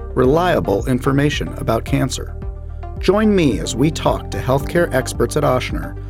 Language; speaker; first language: English; native; English